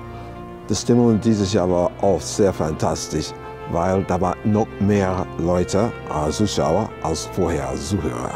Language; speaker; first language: German; non-native, fluent; English